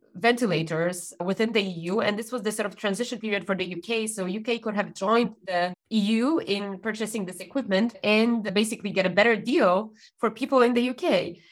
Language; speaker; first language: English; non-native, fluent; Polish